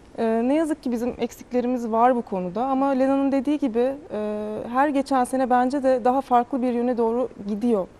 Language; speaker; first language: Turkish; native; Turkish